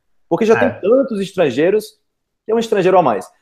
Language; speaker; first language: Portuguese; native; Portuguese